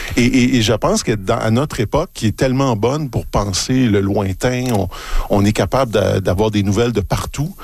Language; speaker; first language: French; native; French